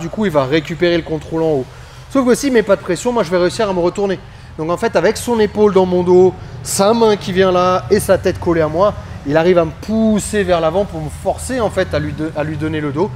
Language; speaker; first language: French; native; French